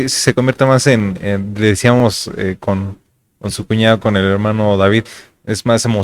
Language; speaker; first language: Spanish; native; Spanish